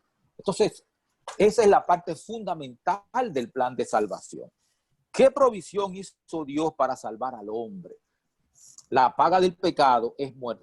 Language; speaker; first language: Spanish; native; Spanish